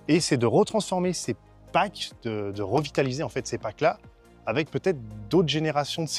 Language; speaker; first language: French; native; French